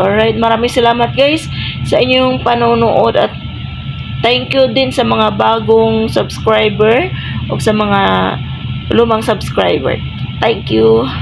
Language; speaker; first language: Filipino; non-native, local second language; Cebuano